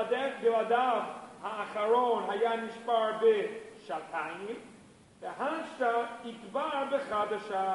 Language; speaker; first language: Hebrew; non-native, fluent; English